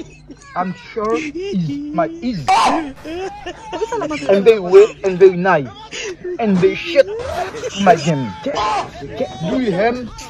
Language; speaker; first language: English; non-native, learner; Haitian Creole